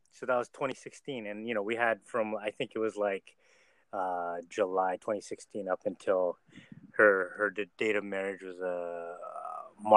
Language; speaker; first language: English; native; English